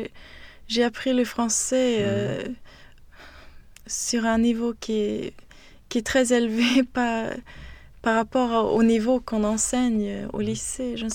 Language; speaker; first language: French; non-native, fluent; Swedish